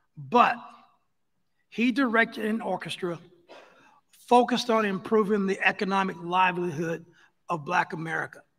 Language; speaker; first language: English; native; English